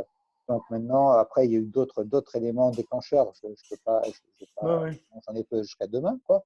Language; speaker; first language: French; native; French